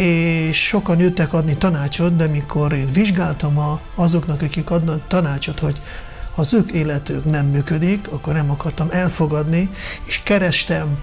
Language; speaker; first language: Hungarian; non-native, fluent; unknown